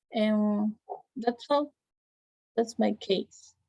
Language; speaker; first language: English; non-native, learner; Spanish